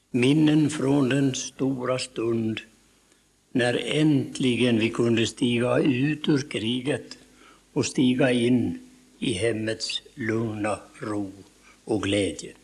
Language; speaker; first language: Swedish; native; Swedish